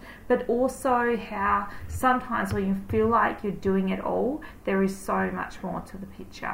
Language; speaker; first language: English; native; English